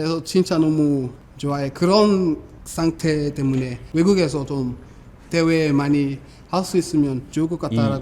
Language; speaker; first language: Korean; non-native, fluent; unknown